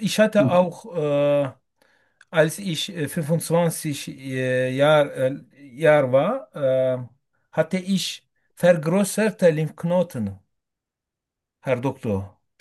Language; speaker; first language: German; non-native, learner; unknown